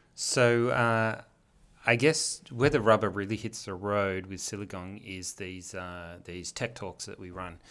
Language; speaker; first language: English; native; English